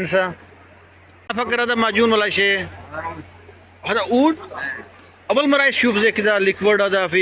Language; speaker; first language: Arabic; non-native, learner; Urdu